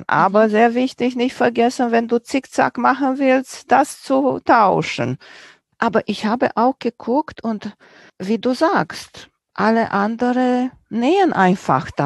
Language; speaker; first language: German; non-native, fluent; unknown